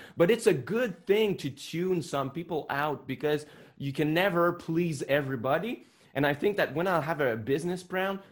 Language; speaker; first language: English; non-native, fluent; French